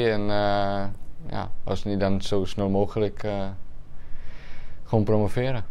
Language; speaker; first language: Dutch; non-native, fluent; Czech